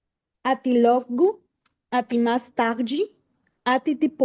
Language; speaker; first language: Portuguese; non-native, learner; Spanish